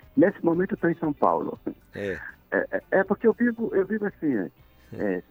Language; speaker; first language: Portuguese; native; Portuguese